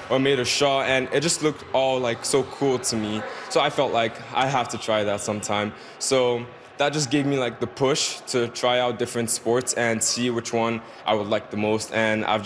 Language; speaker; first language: English; non-native, local second language; Yoruba